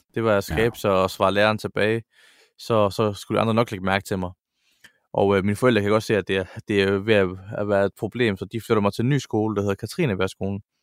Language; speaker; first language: Danish; early bilingual, other home language; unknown